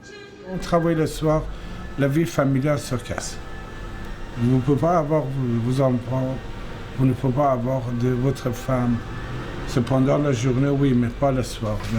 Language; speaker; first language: French; non-native, fluent; Persian